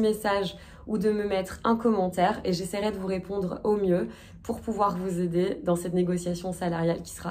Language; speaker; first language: French; native; French